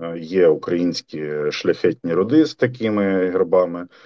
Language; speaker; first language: Ukrainian; native; Ukrainian